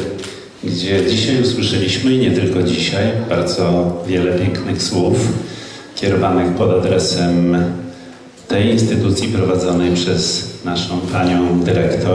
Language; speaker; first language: Polish; native; Polish